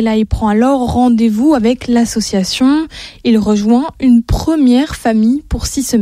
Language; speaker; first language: French; native; French